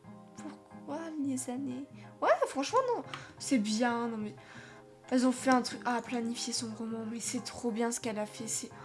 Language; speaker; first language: French; native; French